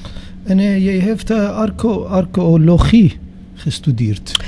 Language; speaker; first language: Dutch; non-native, learner; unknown